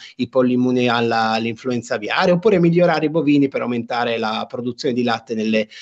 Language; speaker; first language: Italian; native; Italian